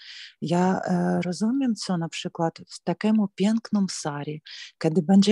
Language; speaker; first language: Polish; non-native, learner; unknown